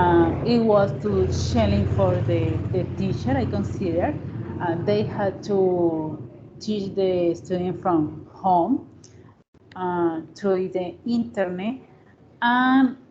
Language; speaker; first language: English; non-native, learner; Spanish